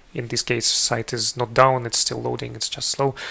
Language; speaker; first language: English; non-native, fluent; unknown